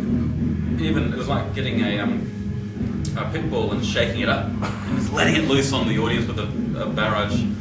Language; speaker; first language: English; native; English